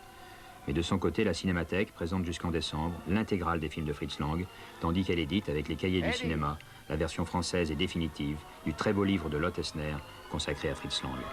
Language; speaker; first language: French; native; French